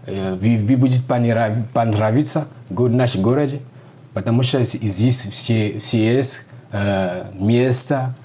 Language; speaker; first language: Russian; non-native, learner; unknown